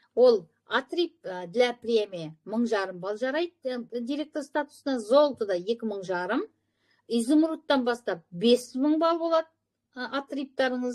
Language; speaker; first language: Russian; non-native, local second language; Kazakh